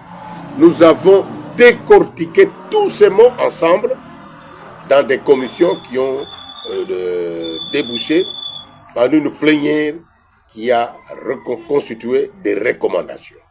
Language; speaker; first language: French; non-native, local second language; Kongo